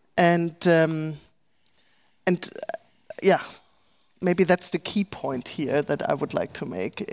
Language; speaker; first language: English; non-native, fluent; German